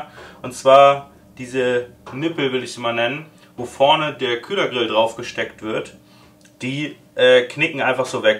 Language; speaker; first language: German; native; German